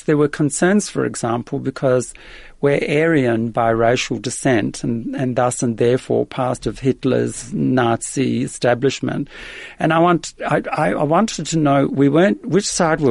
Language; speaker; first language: English; early bilingual, other home language; Dutch